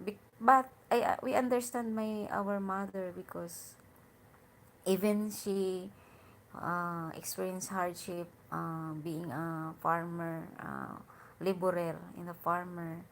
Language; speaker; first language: English; non-native, learner; Hiligaynon